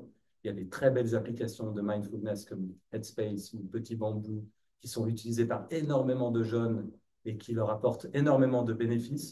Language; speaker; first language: French; native; French